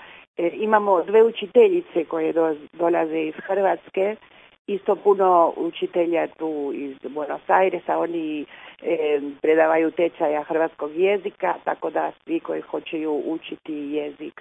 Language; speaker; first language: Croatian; early bilingual, heritage; Croatian